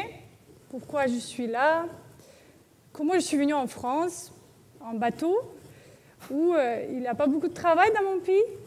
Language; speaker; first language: French; non-native, learner; Russian